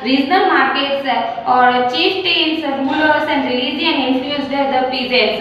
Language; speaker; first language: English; non-native, local second language; Hindi